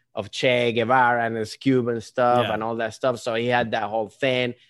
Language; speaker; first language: English; early bilingual, other home language; Spanish